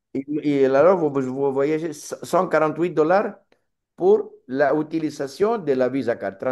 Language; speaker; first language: French; non-native, learner; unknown